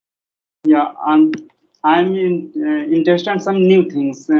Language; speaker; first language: English; non-native, learner; Hindi